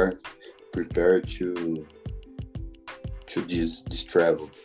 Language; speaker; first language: English; non-native, learner; Portuguese